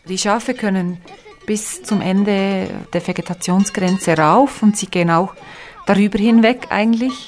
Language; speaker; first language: German; native; German